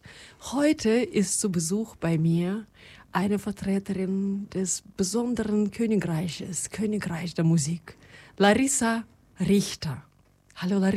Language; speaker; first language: German; non-native, fluent; Russian